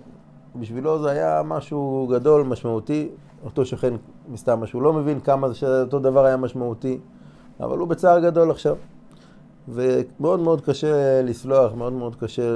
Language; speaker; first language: Hebrew; non-native, fluent; English